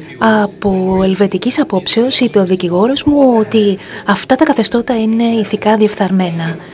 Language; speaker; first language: Greek; native; Greek